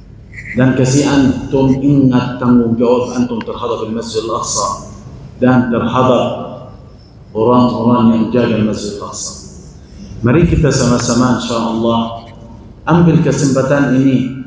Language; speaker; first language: Indonesian; non-native, fluent; Arabic